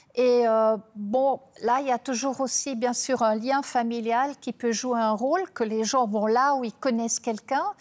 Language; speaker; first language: French; non-native, local second language; German